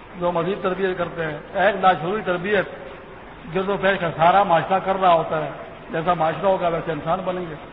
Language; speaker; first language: Urdu; non-native, local second language; Pashto